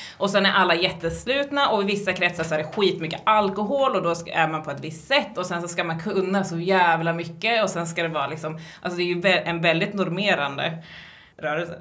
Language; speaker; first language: Swedish; native; Swedish